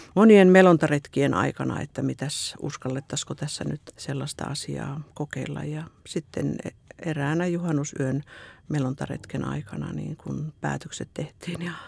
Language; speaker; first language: Finnish; native; Finnish